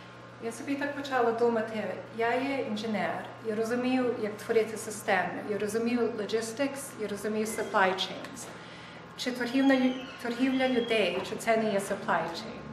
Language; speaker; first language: Ukrainian; early bilingual, heritage; Ukrainian